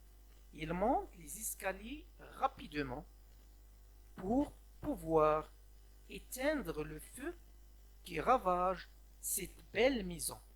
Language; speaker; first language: French; non-native, local second language; Arabic